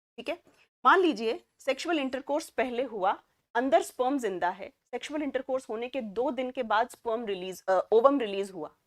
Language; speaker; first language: Hindi; native; Hindi